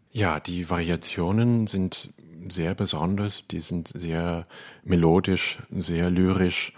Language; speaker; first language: German; non-native, fluent; Cantonese